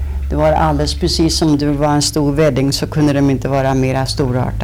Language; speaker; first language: Swedish; early bilingual, heritage; Swedish